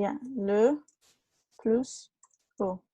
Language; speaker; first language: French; non-native, fluent; Portuguese